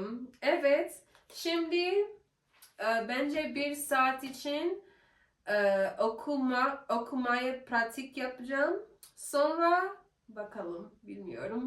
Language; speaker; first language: Turkish; non-native, learner; English